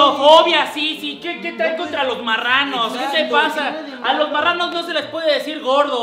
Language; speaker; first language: Spanish; native; Spanish